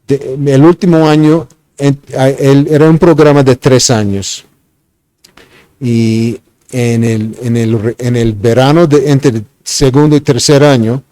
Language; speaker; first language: Spanish; non-native, fluent; English